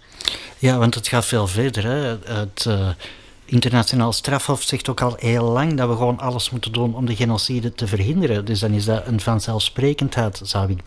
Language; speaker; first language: Dutch; native; Dutch